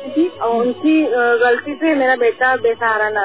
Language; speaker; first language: Hindi; native; Hindi